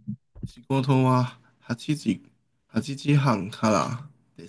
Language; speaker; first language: Japanese; non-native, learner; Chinese